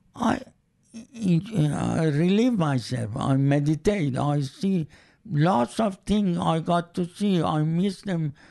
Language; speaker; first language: English; non-native, learner; Persian